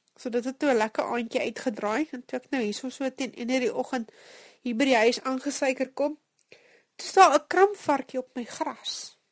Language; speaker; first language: Afrikaans; native; Afrikaans